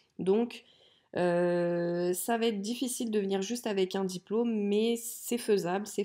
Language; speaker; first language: French; native; French